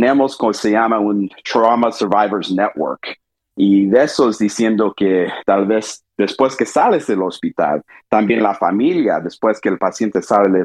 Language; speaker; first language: Spanish; early bilingual, heritage; Spanish